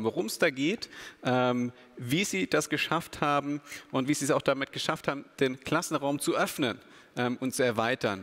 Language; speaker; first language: German; native; German